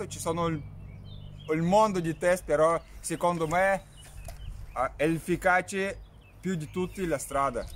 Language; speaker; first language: Italian; non-native, fluent; Russian